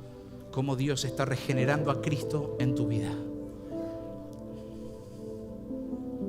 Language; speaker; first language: Spanish; native; Spanish